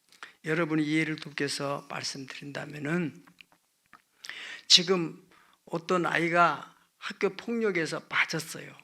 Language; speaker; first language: Korean; native; Korean